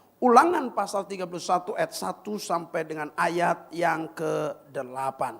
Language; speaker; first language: Indonesian; native; Indonesian